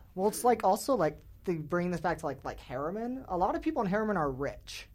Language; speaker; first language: English; native; English